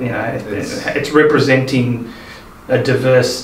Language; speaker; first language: English; early bilingual, other home language; Spanish